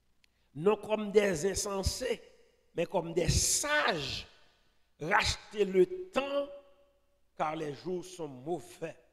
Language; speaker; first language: French; non-native, local second language; Haitian Creole